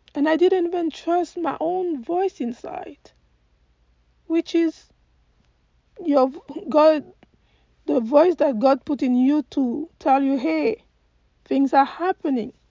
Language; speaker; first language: English; non-native, fluent; French